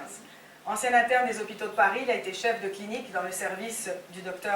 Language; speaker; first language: French; native; French